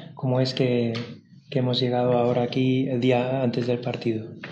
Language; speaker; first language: Spanish; native; Spanish